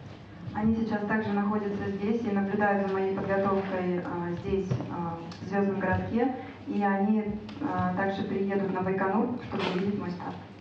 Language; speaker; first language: Russian; native; Russian